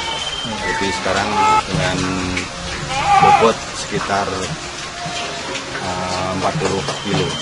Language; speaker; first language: Indonesian; native; Indonesian